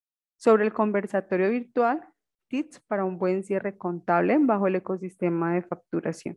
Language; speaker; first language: Spanish; native; Spanish